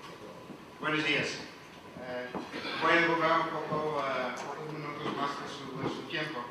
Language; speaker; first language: Spanish; non-native, fluent; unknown